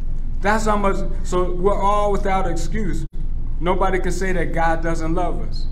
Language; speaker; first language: English; native; English